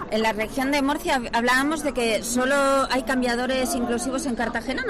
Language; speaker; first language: Spanish; native; Spanish